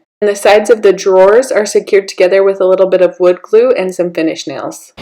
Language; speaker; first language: English; native; English